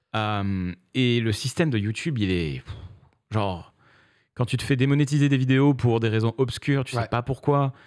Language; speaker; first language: French; native; French